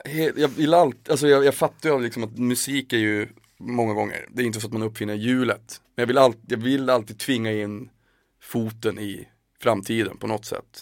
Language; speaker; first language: Swedish; native; Swedish